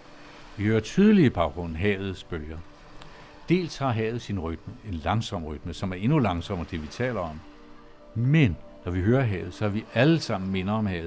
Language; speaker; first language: Danish; native; Danish